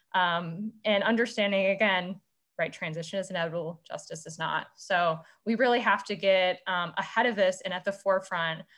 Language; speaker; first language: English; native; English